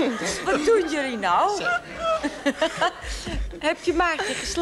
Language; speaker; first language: Dutch; native; Dutch